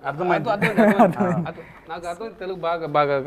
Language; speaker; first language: Telugu; non-native, local second language; Tamil